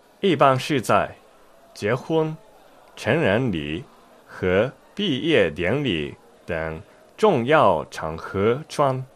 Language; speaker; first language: Chinese; non-native, fluent; Japanese